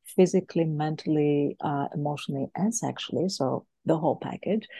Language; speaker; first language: English; non-native, fluent; Greek